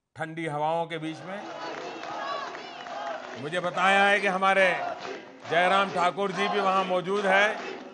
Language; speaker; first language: Hindi; non-native, local second language; Gujarati